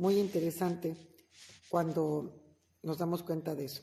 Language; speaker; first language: Spanish; native; Spanish